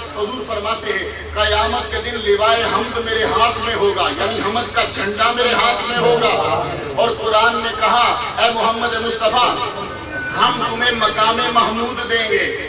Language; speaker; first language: Urdu; non-native, local second language; Punjabi